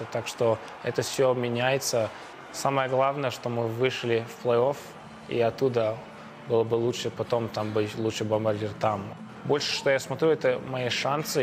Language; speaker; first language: Russian; early bilingual, heritage; Russian